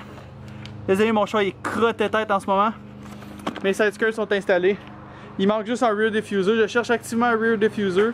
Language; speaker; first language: French; native; French